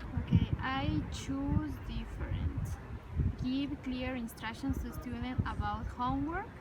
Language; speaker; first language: English; non-native, learner; Spanish